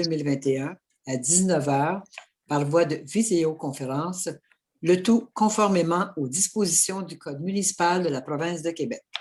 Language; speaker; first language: French; native; French